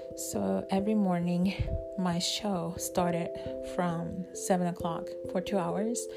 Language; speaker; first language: English; non-native, fluent; Japanese